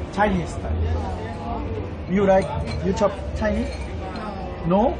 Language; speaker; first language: English; non-native, learner; Korean